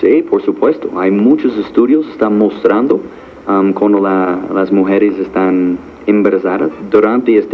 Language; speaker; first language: Spanish; non-native, learner; English